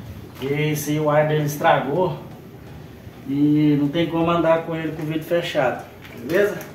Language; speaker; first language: Portuguese; native; Portuguese